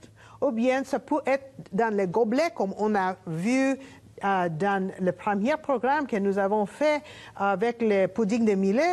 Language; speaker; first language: French; non-native, learner; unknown